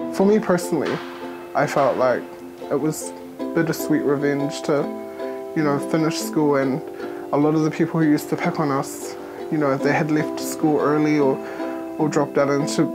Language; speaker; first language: English; native; English